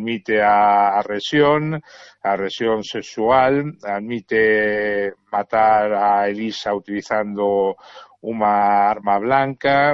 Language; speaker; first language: Galician; native; Galician